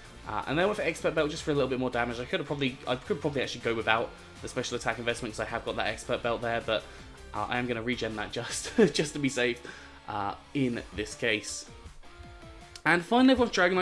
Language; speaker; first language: English; native; English